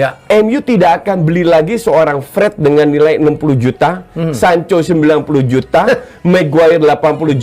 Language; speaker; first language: Indonesian; native; Indonesian